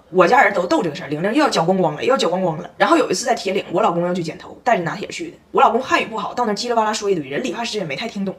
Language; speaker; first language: Chinese; native; Chinese